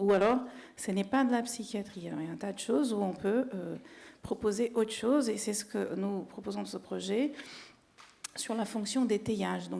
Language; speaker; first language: French; native; French